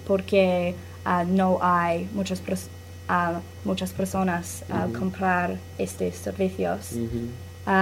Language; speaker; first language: Spanish; non-native, learner; English